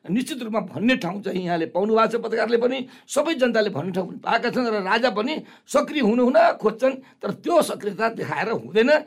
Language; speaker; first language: Nepali; non-native, local second language; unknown